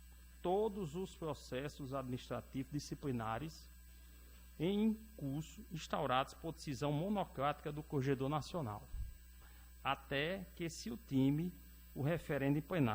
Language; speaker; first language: Portuguese; native; Portuguese